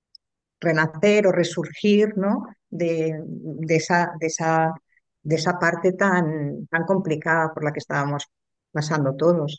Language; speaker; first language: Spanish; native; Spanish